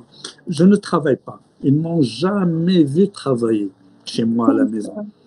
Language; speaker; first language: French; non-native, local second language; Arabic